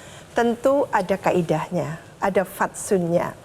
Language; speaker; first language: Indonesian; native; Indonesian